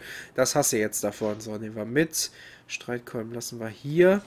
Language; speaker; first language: German; native; German